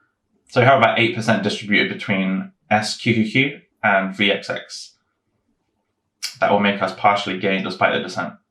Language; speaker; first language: English; native; English